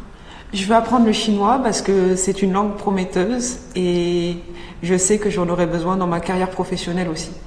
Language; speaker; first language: French; non-native, fluent; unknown